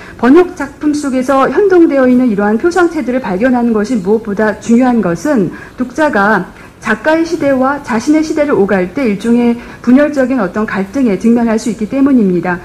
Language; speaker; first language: Korean; native; Korean